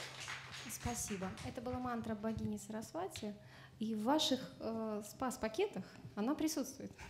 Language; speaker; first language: Russian; native; Russian